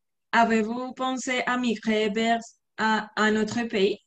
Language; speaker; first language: French; non-native, learner; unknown